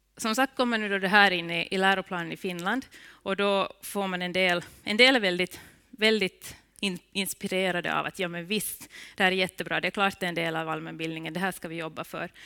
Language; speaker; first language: Swedish; native; Swedish